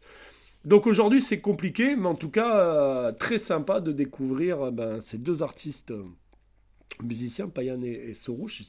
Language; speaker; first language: French; native; French